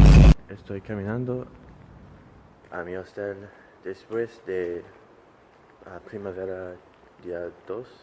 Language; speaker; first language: Spanish; non-native, learner; English